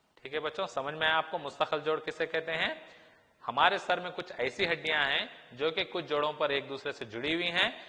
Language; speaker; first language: Urdu; native; Urdu